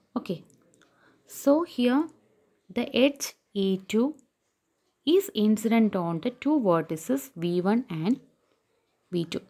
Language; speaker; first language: English; non-native, local second language; Malayalam